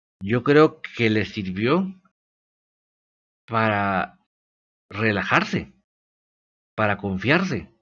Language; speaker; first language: Spanish; native; Spanish